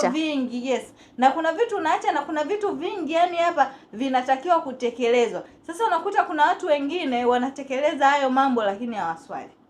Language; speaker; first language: Swahili; native; Swahili